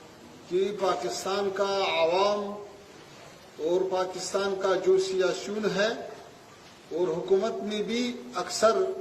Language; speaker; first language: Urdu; non-native, fluent; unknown